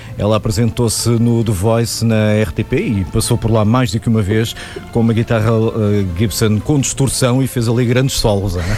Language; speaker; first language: Portuguese; native; Portuguese